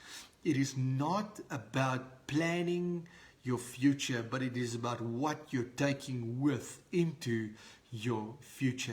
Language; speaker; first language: English; non-native, local second language; Afrikaans